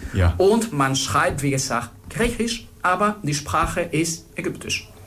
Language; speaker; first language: German; non-native, fluent; Spanish